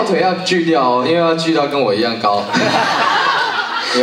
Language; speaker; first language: Chinese; native; Chinese